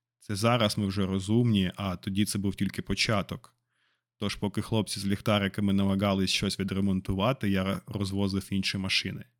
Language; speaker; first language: Ukrainian; non-native, local second language; Russian